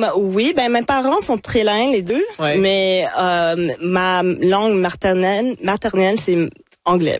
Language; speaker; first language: French; non-native, local second language; English